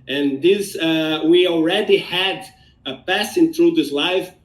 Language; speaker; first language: English; non-native, fluent; Portuguese